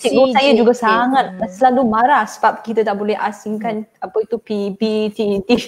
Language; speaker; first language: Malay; non-native, fluent; Chinese